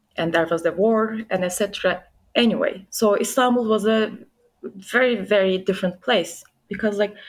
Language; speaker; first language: English; non-native, fluent; Turkish